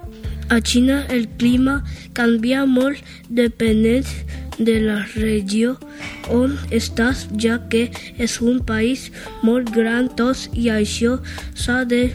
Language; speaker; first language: Catalan; early bilingual, other home language; Chinese